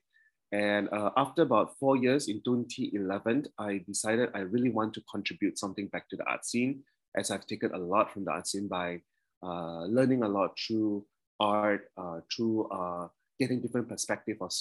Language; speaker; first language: English; early bilingual, other home language; Indonesian